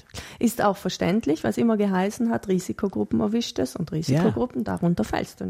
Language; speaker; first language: German; native; German